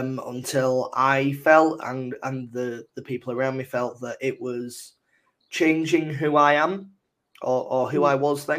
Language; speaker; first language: English; native; English